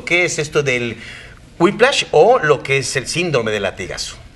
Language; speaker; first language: Spanish; native; Spanish